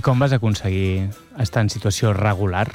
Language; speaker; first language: Catalan; native; Catalan